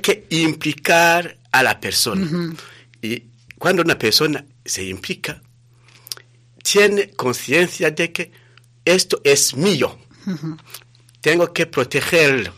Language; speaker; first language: Spanish; non-native, fluent; Rundi